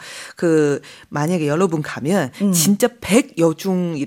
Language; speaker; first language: Korean; non-native, fluent; Chinese